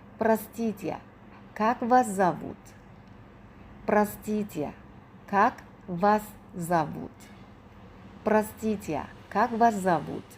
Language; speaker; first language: Russian; non-native, fluent; Thai